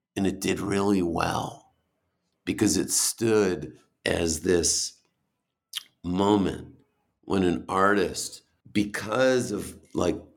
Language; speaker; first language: English; native; English